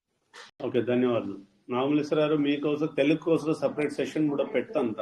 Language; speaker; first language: Telugu; non-native, learner; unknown